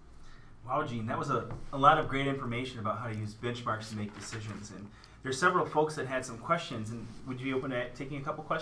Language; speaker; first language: English; native; English